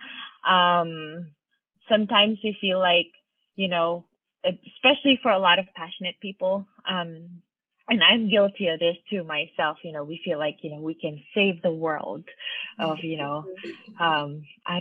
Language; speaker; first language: English; non-native, local second language; Filipino